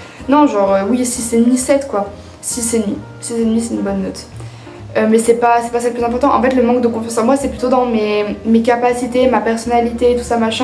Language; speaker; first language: French; native; French